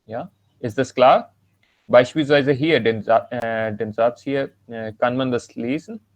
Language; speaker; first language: German; non-native, learner; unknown